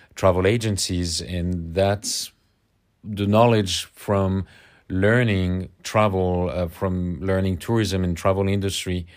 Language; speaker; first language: English; non-native, fluent; French